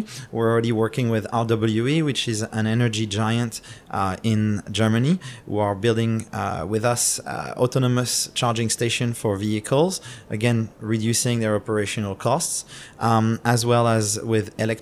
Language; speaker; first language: English; non-native, fluent; French